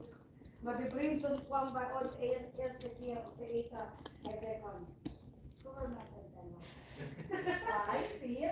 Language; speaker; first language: Dutch; non-native, learner; Filipino